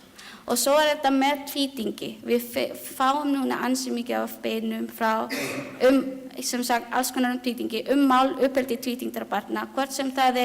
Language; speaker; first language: Icelandic; non-native, learner; Filipino